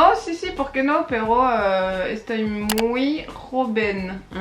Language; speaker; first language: Spanish; non-native, learner; French